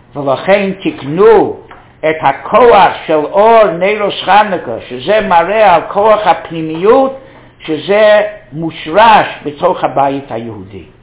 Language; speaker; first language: Hebrew; non-native, fluent; English